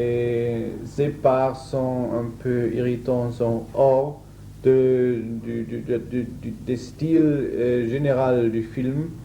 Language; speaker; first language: French; non-native, learner; German